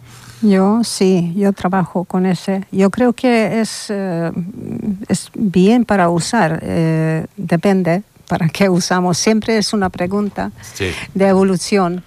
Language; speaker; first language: Spanish; non-native, learner; Hungarian